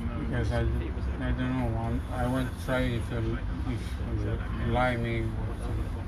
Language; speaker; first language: English; non-native, learner; Romanian